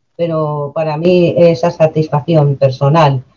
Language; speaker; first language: Spanish; native; Spanish